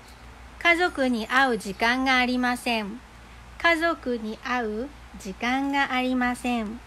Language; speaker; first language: Japanese; non-native, fluent; Filipino